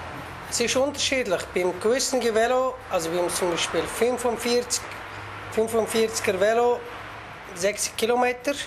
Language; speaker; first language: German; non-native, fluent; Kurdish